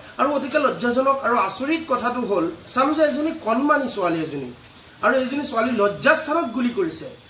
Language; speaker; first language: Assamese; non-native, local second language; Bangla